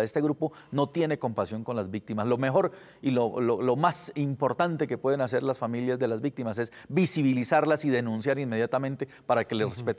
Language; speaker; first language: Spanish; native; Spanish